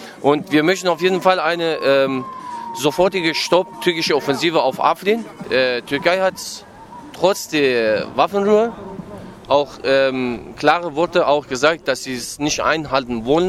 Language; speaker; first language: German; non-native, fluent; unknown